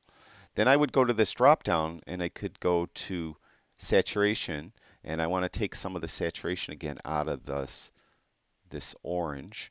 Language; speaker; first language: English; native; English